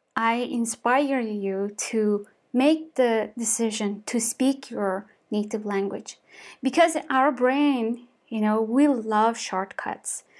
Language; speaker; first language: English; non-native, fluent; Mongolian